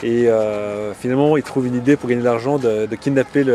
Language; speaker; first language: French; native; French